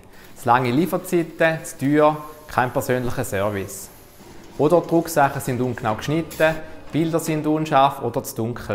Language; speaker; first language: German; native; German